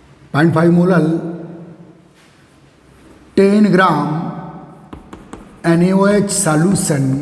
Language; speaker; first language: Hindi; native; Hindi